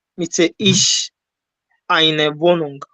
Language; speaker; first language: German; non-native, learner; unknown